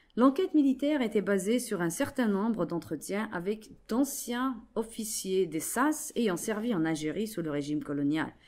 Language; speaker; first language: French; non-native, local second language; Arabic